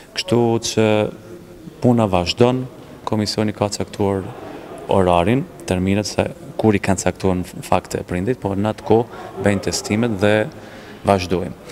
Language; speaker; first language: Albanian; native; Albanian